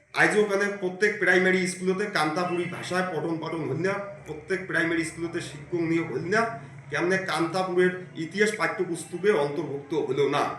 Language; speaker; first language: Bangla; non-native, local second language; Rangpuri